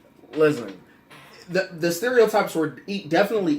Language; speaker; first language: English; native; English